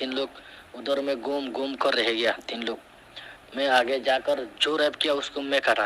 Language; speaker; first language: Hindi; non-native, learner; Rohingya